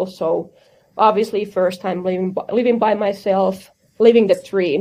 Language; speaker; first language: English; non-native, fluent; Finnish